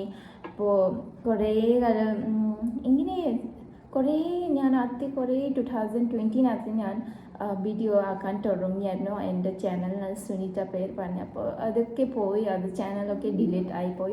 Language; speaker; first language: Malayalam; non-native, learner; Bodo